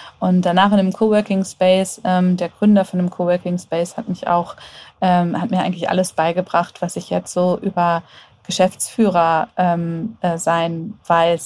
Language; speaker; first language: German; native; German